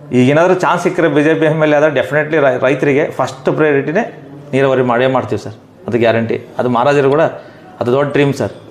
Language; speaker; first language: Kannada; native; Kannada